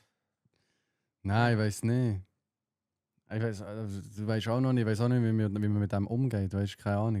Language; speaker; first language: German; native; German